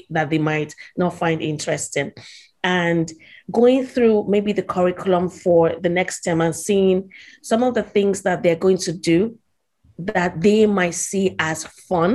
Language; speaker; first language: English; non-native, local second language; Yoruba